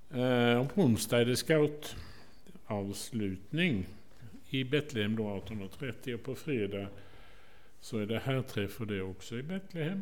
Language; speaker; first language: Swedish; native; Swedish